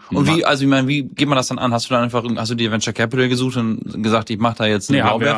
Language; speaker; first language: German; native; German